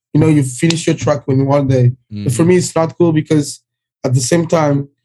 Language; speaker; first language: English; early bilingual, other home language; Portuguese